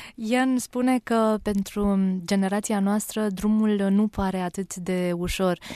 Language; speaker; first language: Romanian; native; Romanian